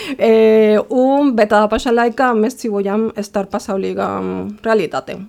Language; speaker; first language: Latvian; non-native, fluent; Spanish